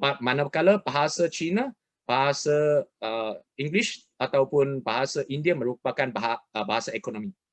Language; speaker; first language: Malay; non-native, local second language; Chinese